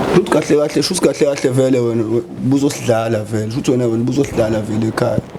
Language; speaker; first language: Zulu; non-native, local second language; Xhosa